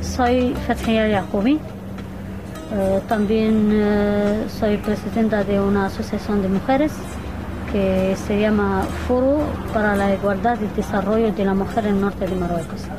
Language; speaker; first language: Spanish; non-native, fluent; Arabic